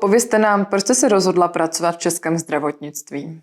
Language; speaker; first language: Ukrainian; non-native, learner; Czech